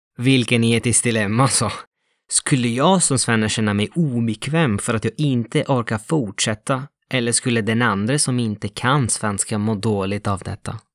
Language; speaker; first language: Swedish; non-native, fluent; Italian